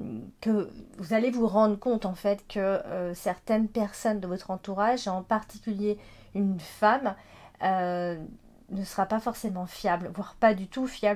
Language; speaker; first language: French; native; French